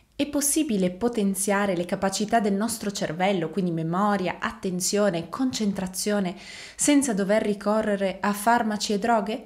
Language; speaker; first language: Italian; native; Italian